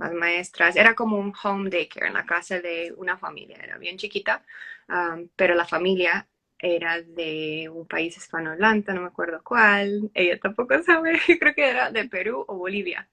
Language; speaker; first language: Spanish; early bilingual, heritage; English